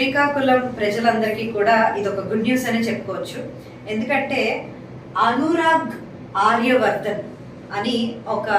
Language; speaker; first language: Telugu; native; Telugu